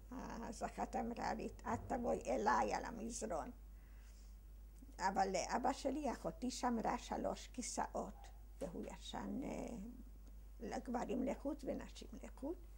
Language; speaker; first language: Hebrew; early bilingual, other home language; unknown